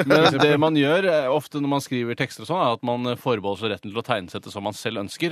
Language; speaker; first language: Norwegian; native; Norwegian